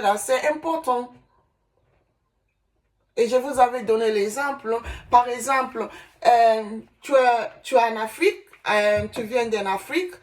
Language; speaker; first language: French; non-native, learner; Igbo